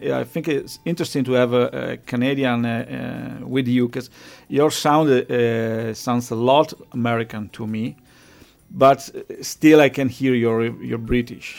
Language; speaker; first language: English; non-native, fluent; Italian